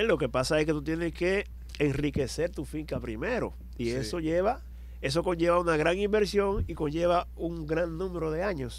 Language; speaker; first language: Spanish; native; Spanish